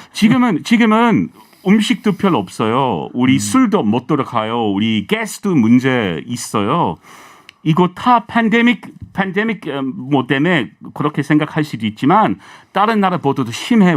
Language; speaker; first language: Korean; non-native, learner; English